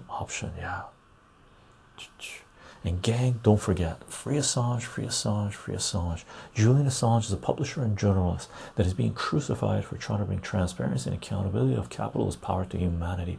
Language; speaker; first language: English; native; English